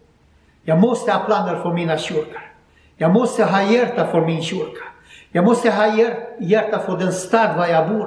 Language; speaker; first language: Swedish; non-native, learner; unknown